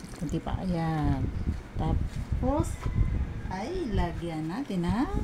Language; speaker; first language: Filipino; non-native, local second language; Bikol